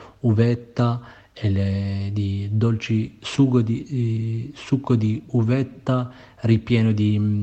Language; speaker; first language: Italian; non-native, learner; Kurdish